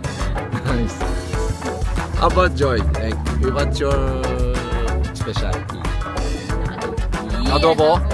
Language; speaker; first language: English; non-native, learner; Japanese